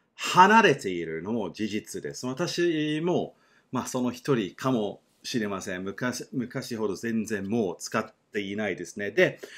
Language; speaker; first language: Japanese; non-native, fluent; English